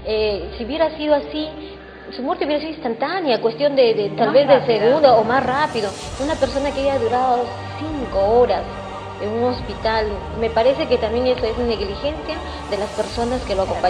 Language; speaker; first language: Spanish; native; Spanish